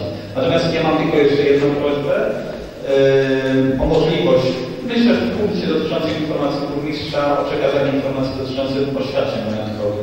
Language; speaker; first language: Polish; native; Polish